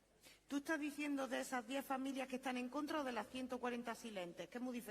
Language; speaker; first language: Spanish; native; Spanish